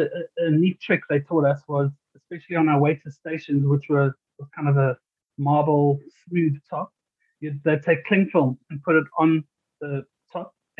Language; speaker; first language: English; native; English